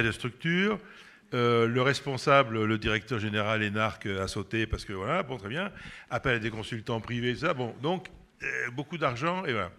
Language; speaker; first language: French; native; French